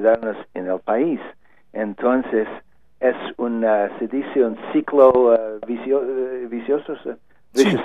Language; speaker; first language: Spanish; non-native, learner; English